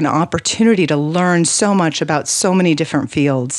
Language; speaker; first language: English; native; English